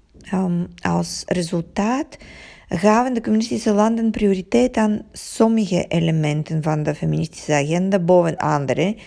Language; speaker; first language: Dutch; non-native, fluent; Bulgarian